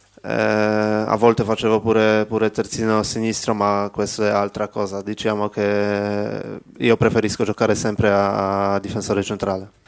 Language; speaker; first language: Italian; non-native, learner; Polish